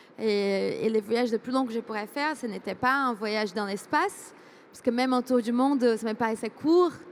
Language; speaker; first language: French; non-native, fluent; Portuguese